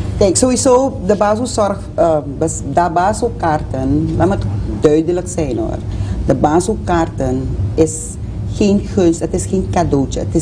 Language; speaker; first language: Dutch; native; Dutch